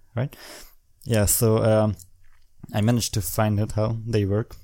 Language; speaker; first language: English; non-native, fluent; Hungarian